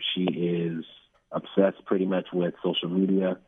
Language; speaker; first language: English; native; English